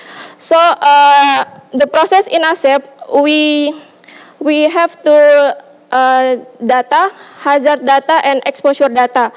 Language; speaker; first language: English; non-native, learner; Indonesian